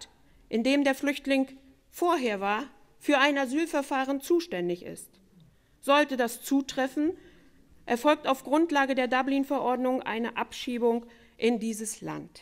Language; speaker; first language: German; native; German